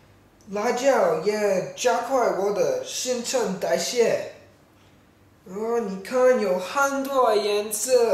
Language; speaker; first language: Chinese; non-native, learner; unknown